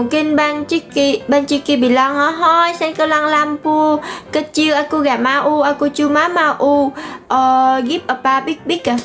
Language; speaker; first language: Indonesian; non-native, learner; Vietnamese